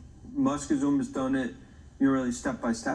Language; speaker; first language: English; native; English